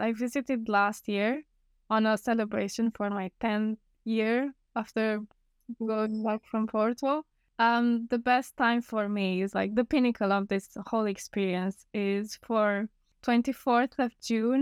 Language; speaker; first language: English; non-native, fluent; Romanian